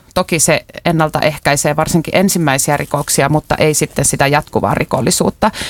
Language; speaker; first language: Finnish; native; Finnish